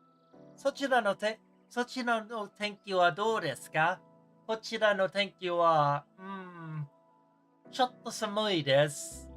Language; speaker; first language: Japanese; non-native, learner; English